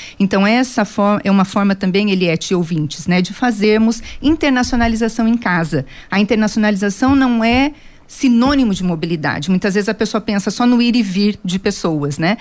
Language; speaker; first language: Portuguese; native; Portuguese